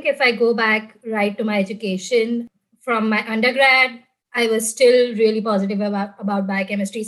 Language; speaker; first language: English; non-native, local second language; Gujarati